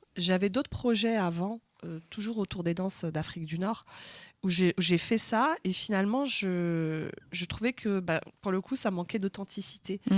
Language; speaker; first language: French; early bilingual, other home language; Arabic